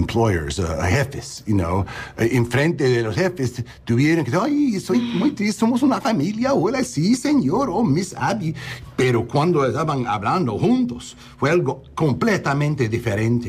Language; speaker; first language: Spanish; non-native, learner; English